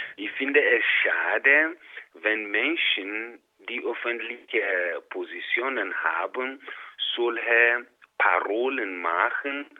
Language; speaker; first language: German; non-native, fluent; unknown